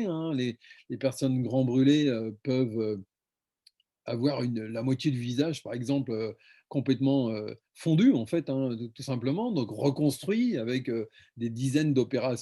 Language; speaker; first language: French; native; French